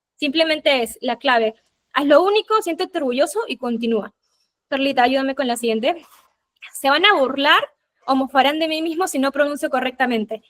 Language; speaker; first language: Spanish; native; Spanish